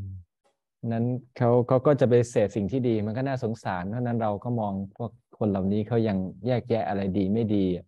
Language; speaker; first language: Thai; native; Thai